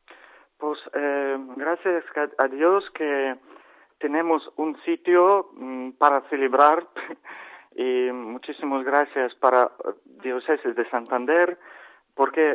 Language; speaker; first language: Spanish; non-native, learner; Ukrainian